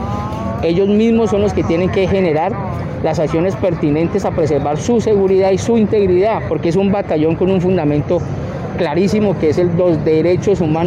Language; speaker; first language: Spanish; native; Spanish